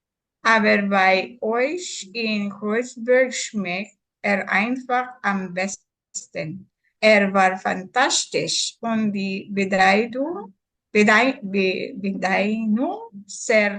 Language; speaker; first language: German; non-native, learner; Filipino